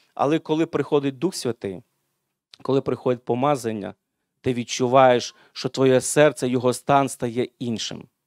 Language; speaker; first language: Ukrainian; non-native, local second language; Russian